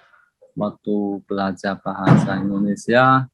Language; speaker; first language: Indonesian; non-native, learner; Chinese